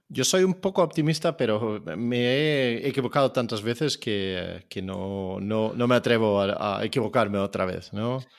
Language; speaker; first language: Spanish; non-native, fluent; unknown